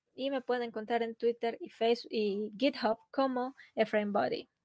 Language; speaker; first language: Spanish; non-native, fluent; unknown